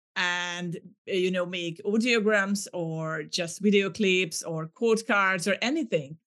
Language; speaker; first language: English; non-native, fluent; Hungarian